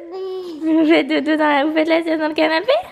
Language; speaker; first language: French; native; French